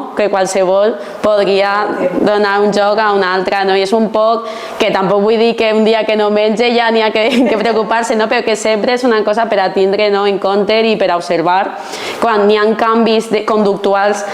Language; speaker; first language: Catalan; non-native, local second language; Spanish